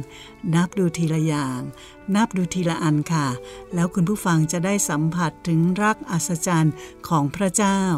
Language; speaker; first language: Thai; native; Thai